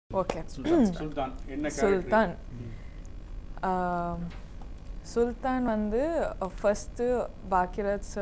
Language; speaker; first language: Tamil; non-native, learner; Kannada